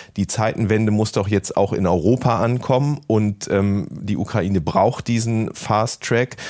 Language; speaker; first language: German; native; German